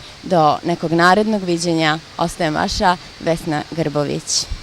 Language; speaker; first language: Bosnian; native; Bosnian